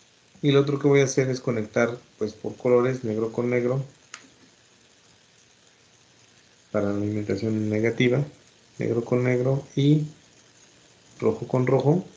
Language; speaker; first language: Spanish; native; Spanish